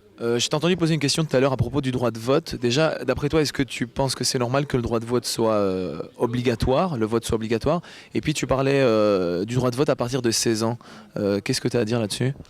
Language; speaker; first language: French; native; French